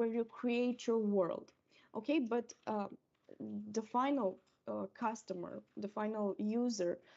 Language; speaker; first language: English; non-native, fluent; Romanian